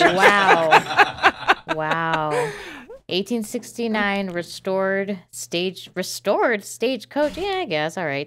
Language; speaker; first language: English; native; English